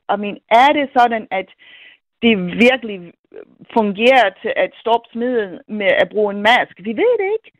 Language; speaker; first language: Danish; non-native, fluent; English